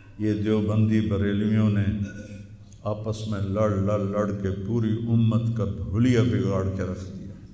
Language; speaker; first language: Urdu; non-native, local second language; Punjabi